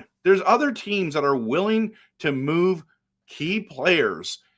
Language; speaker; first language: English; native; English